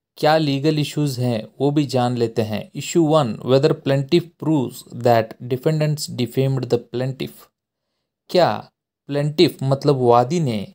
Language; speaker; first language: Hindi; native; Hindi